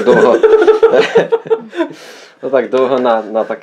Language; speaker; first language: Polish; non-native, learner; Slovak